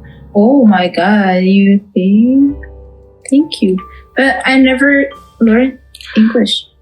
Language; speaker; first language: English; non-native, fluent; Russian